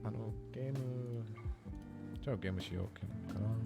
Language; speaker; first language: Japanese; non-native, learner; German